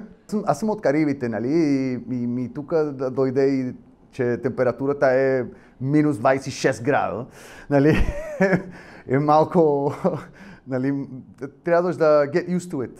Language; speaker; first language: Bulgarian; non-native, learner; Spanish